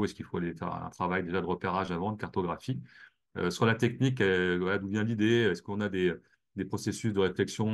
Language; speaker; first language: French; native; French